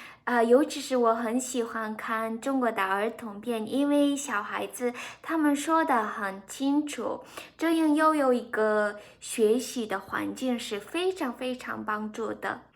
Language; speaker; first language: Chinese; non-native, fluent; Mongolian